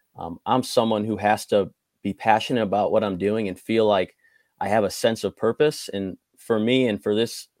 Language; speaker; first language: English; native; English